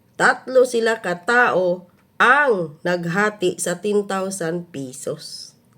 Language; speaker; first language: Filipino; non-native, local second language; Cebuano